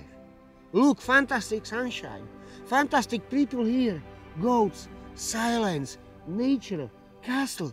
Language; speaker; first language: English; non-native, learner; Slovak